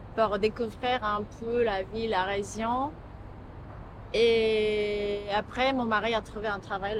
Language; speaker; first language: French; non-native, fluent; Japanese